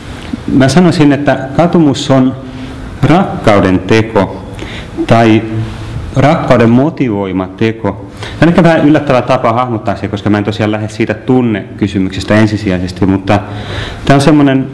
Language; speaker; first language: Finnish; native; Finnish